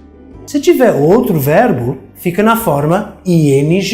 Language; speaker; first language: Portuguese; non-native, fluent; English